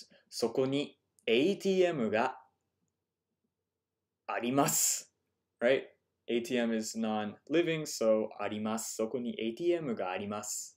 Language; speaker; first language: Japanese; non-native, fluent; English